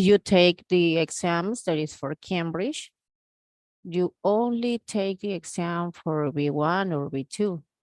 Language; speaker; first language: English; non-native, learner; Spanish